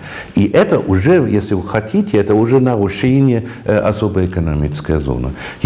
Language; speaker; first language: Russian; non-native, fluent; German